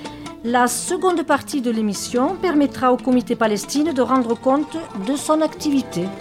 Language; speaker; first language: French; native; French